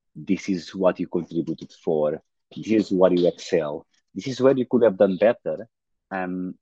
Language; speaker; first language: English; non-native, fluent; Portuguese